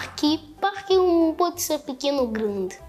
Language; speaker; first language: Portuguese; non-native, local second language; Kabuverdianu